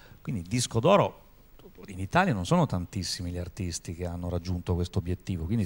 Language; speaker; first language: Italian; native; Italian